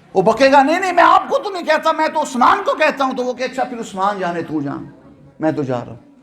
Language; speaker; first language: Urdu; non-native, local second language; Punjabi